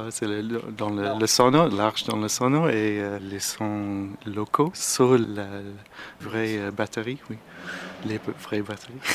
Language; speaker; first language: French; non-native, learner; English